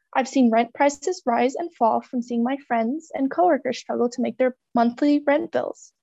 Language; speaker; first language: English; native; English